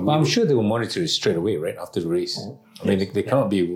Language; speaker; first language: English; non-native, local second language; Malay